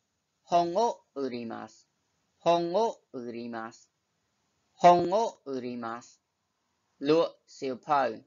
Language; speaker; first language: Japanese; non-native, fluent; Khmer